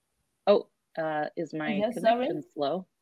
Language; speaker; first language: English; native; English